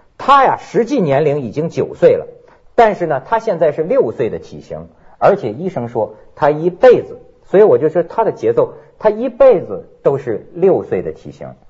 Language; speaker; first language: Chinese; native; Chinese